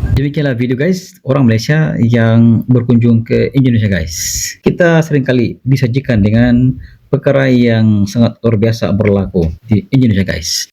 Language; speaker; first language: Malay; native; Malay